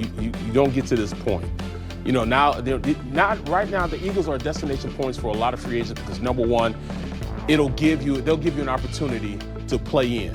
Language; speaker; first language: English; native; English